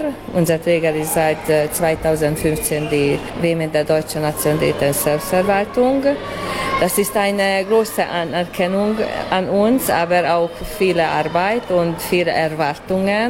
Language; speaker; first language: German; native; German